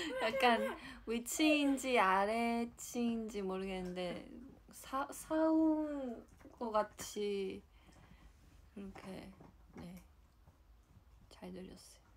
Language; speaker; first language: Korean; non-native, fluent; Chinese